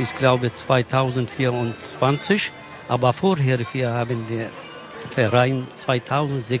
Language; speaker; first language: German; non-native, local second language; Kurdish